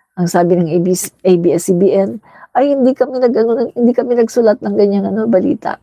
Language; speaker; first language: Filipino; native; Filipino